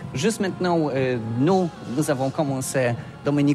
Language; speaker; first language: French; non-native, learner; Polish